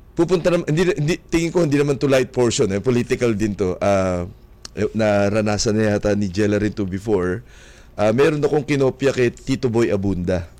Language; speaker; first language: Filipino; native; Filipino